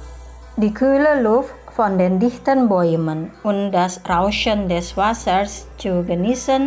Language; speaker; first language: German; non-native, fluent; Indonesian